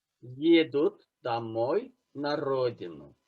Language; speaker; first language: Russian; non-native, fluent; Turkish